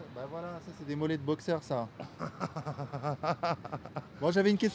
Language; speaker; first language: French; native; French